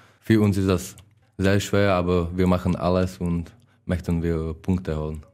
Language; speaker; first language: German; non-native, learner; Czech